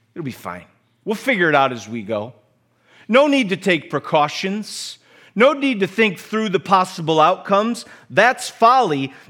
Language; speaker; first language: English; native; English